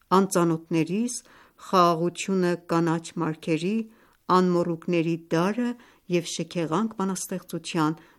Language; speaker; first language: Armenian; early bilingual, heritage; Armenian